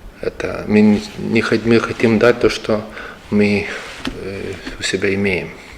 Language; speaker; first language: Russian; non-native, local second language; Lithuanian